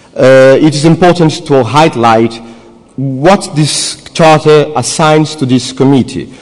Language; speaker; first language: English; non-native, fluent; Portuguese